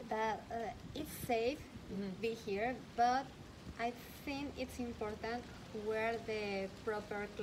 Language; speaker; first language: English; non-native, learner; Spanish